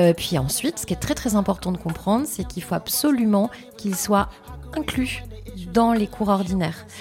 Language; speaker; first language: French; native; French